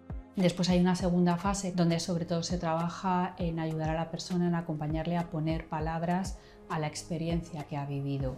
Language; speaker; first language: Spanish; native; Spanish